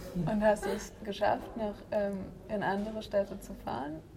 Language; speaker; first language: German; native; German